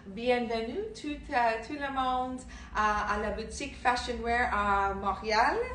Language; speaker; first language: French; non-native, learner; English